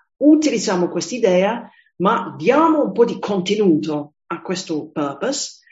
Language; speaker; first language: Italian; non-native, fluent; English